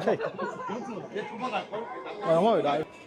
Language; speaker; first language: Swedish; early bilingual, other home language; Mongolian